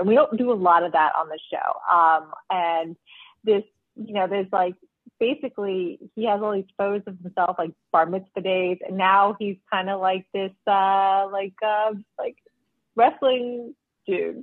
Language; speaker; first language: English; early bilingual, other home language; Spanish